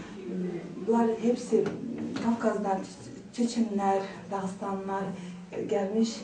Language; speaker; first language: Turkish; non-native, learner; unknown